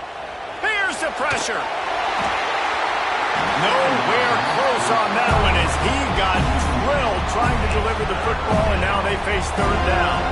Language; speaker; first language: English; native; English